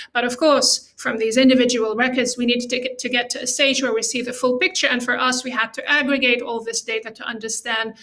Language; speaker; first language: English; non-native, fluent; Arabic